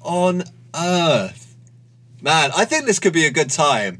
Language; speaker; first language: English; native; English